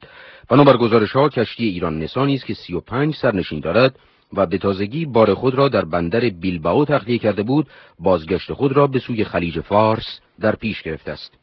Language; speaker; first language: Persian; native; Persian